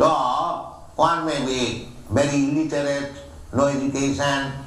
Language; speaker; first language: English; non-native, local second language; Bangla